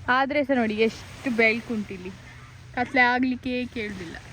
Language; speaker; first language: Kannada; native; Kannada